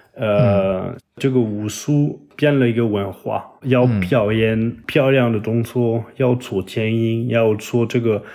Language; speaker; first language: Chinese; non-native, fluent; French